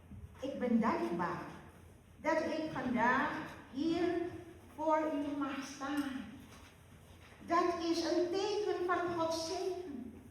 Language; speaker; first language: Dutch; early bilingual, other home language; Malay